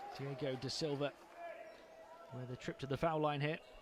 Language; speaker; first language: English; native; English